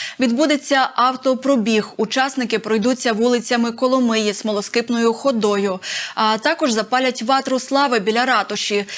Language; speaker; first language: Ukrainian; native; Ukrainian